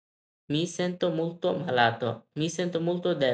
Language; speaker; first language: Italian; non-native, learner; Bangla